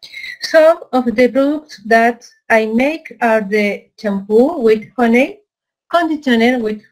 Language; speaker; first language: English; non-native, learner; Spanish